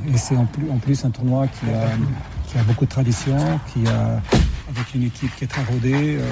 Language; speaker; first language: French; non-native, fluent; Portuguese